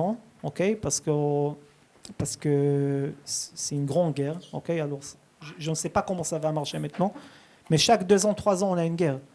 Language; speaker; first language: French; early bilingual, heritage; Hebrew